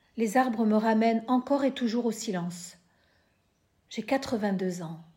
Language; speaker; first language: French; native; French